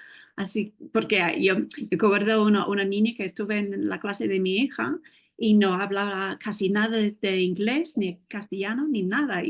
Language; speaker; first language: Spanish; non-native, fluent; English